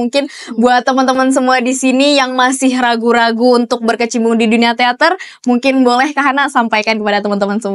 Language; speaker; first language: Indonesian; native; Indonesian